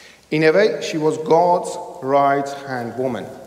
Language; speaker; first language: English; non-native, fluent; Persian